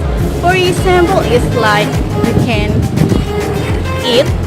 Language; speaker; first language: English; non-native, learner; Indonesian